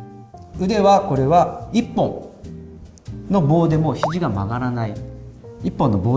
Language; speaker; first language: Japanese; native; Japanese